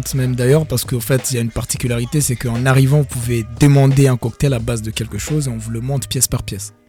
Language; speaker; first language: French; non-native, local second language; Kinyarwanda